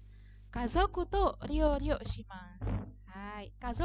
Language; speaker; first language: Japanese; non-native, fluent; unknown